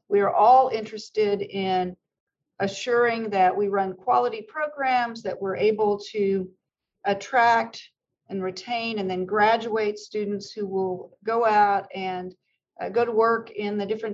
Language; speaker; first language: English; native; English